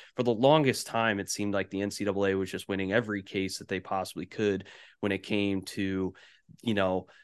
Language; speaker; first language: English; native; English